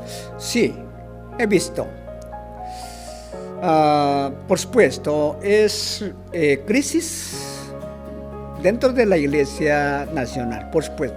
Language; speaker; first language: Spanish; non-native, fluent; Korean